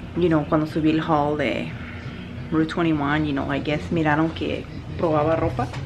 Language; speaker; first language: Spanish; early bilingual, heritage; Spanish